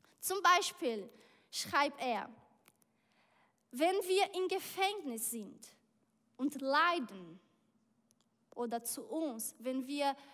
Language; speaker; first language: German; non-native, learner; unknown